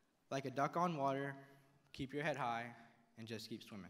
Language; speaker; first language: English; early bilingual, other home language; Spanish